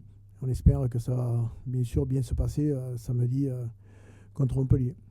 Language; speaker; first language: French; native; French